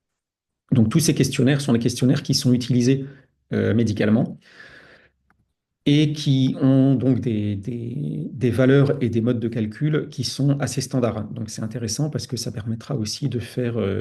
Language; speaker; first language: French; native; French